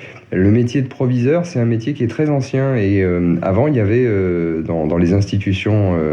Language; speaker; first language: French; native; French